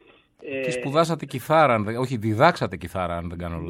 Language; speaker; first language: Greek; native; Greek